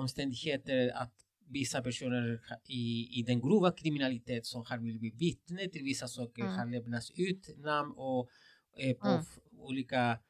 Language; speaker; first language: Swedish; non-native, fluent; Spanish